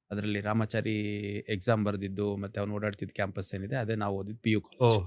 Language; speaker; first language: Kannada; native; Kannada